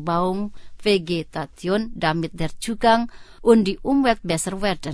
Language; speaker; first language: German; non-native, fluent; Indonesian